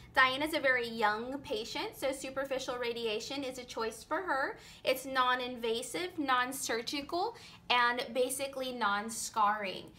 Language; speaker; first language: English; native; English